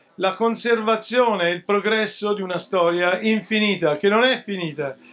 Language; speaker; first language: Italian; native; Italian